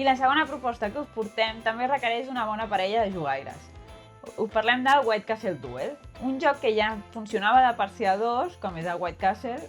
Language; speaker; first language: Catalan; native; Catalan